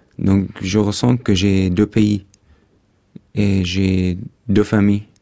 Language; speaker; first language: French; non-native, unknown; Arabic